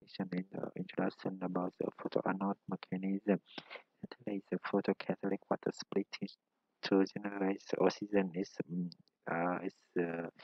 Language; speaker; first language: English; non-native, learner; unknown